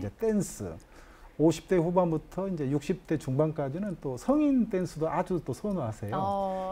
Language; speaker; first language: Korean; native; Korean